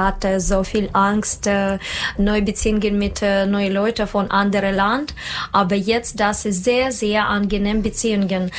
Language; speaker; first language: German; non-native, learner; Russian